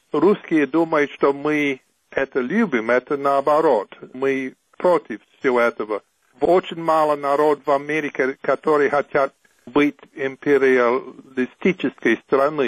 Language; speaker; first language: Russian; non-native, fluent; English